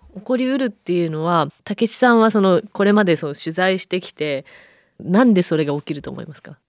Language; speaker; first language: Japanese; native; Japanese